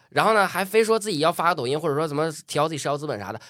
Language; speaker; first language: Chinese; native; Chinese